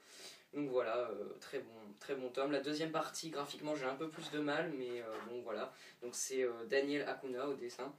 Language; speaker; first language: French; native; French